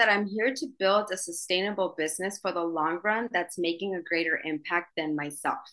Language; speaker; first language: English; native; English